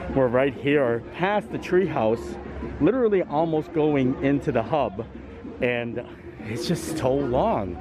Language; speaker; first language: English; native; English